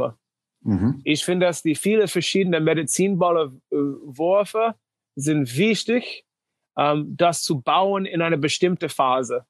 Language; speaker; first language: German; non-native, learner; English